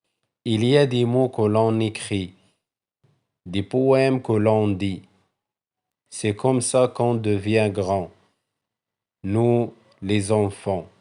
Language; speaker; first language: French; non-native, local second language; Arabic